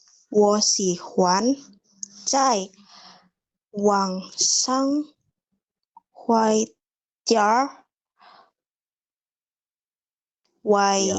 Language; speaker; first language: Chinese; non-native, learner; Indonesian